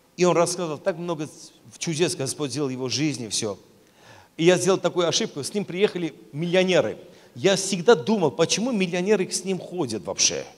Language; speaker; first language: Russian; non-native, local second language; Armenian